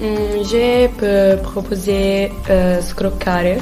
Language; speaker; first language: French; non-native, learner; Italian